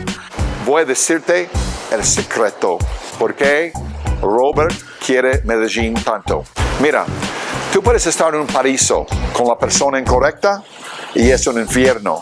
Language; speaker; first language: Spanish; non-native, fluent; English